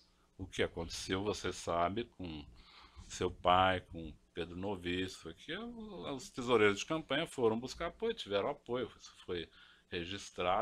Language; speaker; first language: Portuguese; native; Portuguese